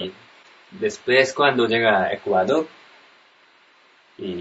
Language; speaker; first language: Spanish; non-native, learner; Japanese